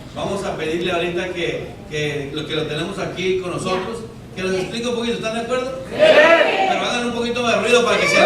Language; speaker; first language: Spanish; native; Spanish